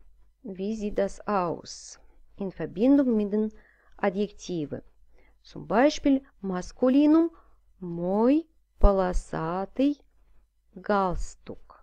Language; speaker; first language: German; non-native, fluent; Russian